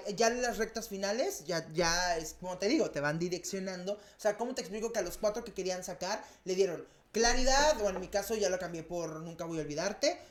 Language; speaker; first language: Spanish; native; Spanish